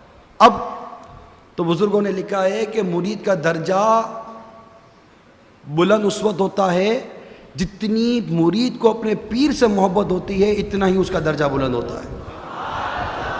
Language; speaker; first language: Urdu; native; Urdu